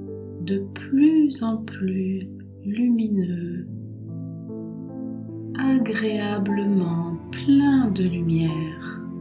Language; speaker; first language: French; native; French